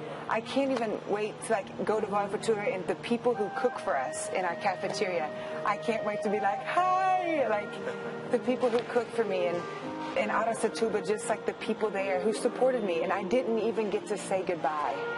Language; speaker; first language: English; native; English